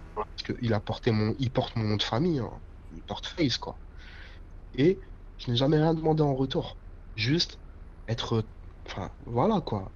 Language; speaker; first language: French; native; French